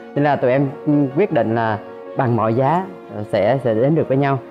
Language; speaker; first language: Vietnamese; native; Vietnamese